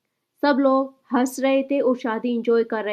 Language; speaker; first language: Hindi; native; Hindi